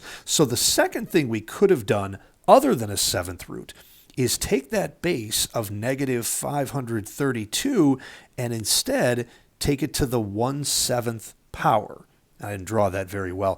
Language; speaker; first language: English; native; English